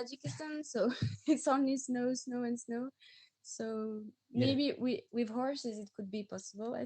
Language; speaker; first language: English; non-native, fluent; French